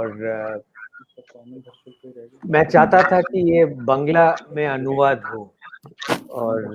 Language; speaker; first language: Hindi; non-native, local second language; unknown